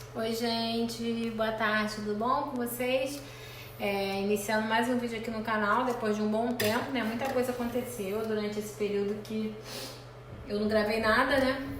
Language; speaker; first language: Portuguese; native; Portuguese